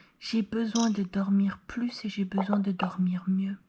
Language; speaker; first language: French; native; French